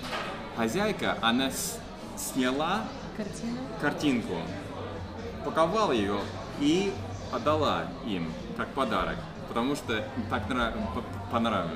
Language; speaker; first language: Russian; non-native, fluent; English